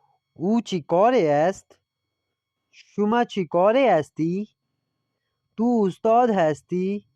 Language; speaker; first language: Persian; non-native, fluent; Urdu